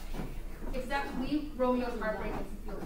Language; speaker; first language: English; native; English